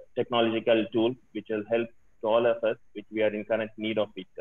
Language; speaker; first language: English; non-native, local second language; Tamil